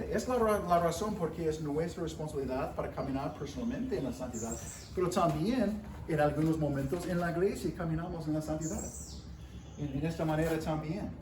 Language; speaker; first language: Spanish; non-native, fluent; English